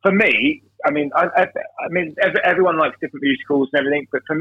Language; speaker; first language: English; native; English